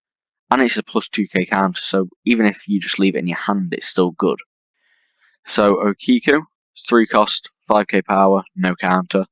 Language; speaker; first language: English; native; English